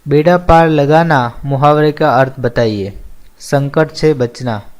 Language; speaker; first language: Hindi; non-native, local second language; Gujarati